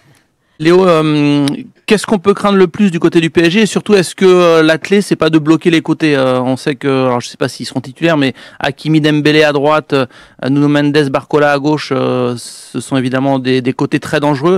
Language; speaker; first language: French; native; French